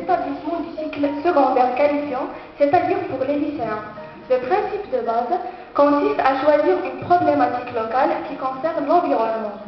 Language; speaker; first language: French; non-native, local second language; Arabic